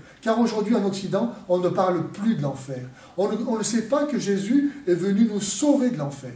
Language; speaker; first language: French; native; French